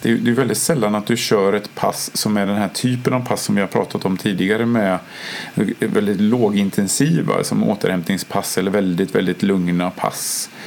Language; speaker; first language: Swedish; native; Swedish